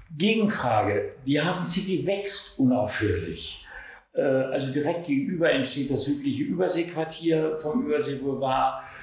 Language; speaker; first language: German; native; German